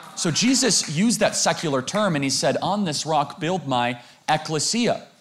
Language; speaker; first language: English; native; English